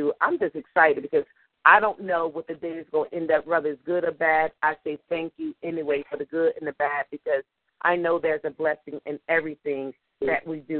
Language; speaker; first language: English; native; English